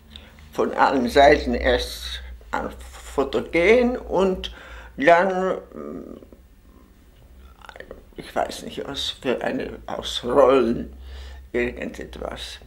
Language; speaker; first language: German; non-native, fluent; Czech